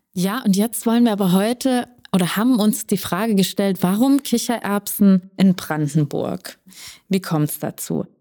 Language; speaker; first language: German; native; German